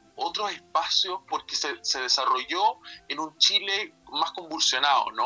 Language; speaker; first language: Spanish; native; Spanish